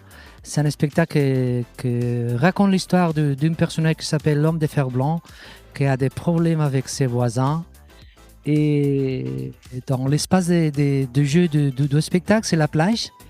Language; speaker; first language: French; non-native, fluent; Catalan